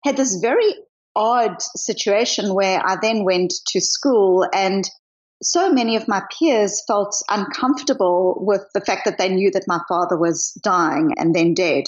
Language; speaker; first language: English; native; English